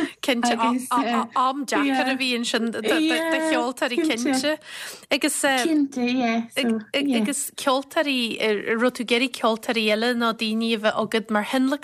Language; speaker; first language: Irish; native; Irish